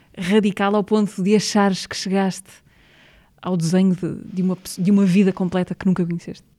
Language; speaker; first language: Portuguese; native; Portuguese